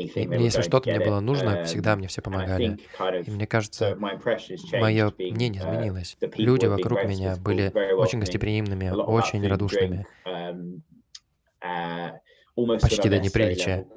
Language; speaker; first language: Russian; non-native, fluent; English